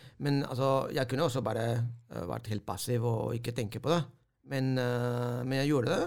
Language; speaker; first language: Norwegian; non-native, fluent; Spanish